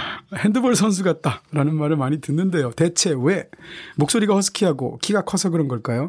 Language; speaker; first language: Korean; native; Korean